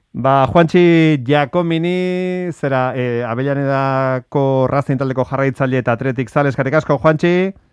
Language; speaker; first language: Basque; native; Basque